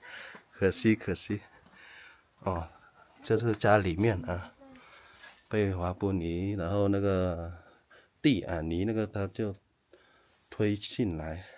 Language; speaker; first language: Chinese; non-native, learner; Vietnamese